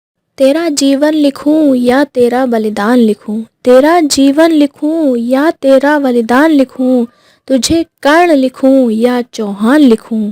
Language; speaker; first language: Hindi; native; Hindi